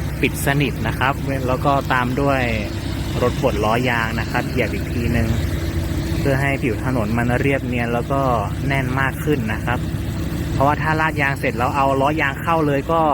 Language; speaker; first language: Thai; native; Thai